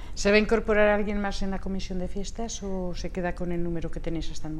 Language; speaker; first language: Spanish; native; Spanish